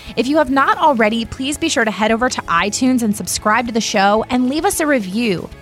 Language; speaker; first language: English; native; English